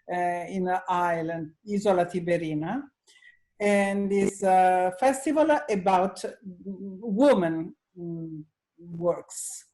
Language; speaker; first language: English; non-native, learner; Italian